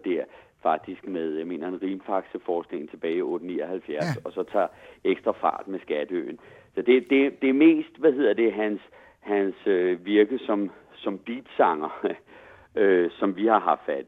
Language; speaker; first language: Danish; native; Danish